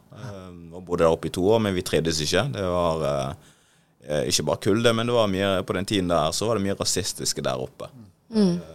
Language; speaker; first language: Norwegian; early bilingual, other home language; Swahili